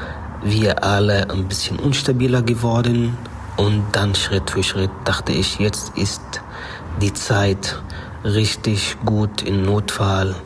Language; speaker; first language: German; non-native, learner; Arabic